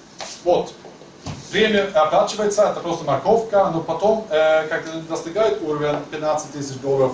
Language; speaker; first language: Russian; non-native, learner; Swedish